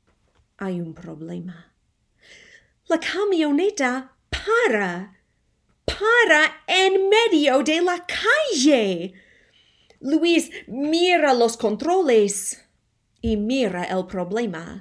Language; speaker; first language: Spanish; non-native, fluent; English